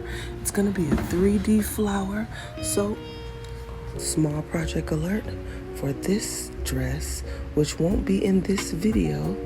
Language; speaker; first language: English; native; English